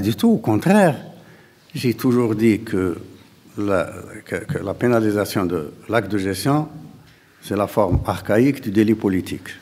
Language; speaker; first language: French; non-native, local second language; Arabic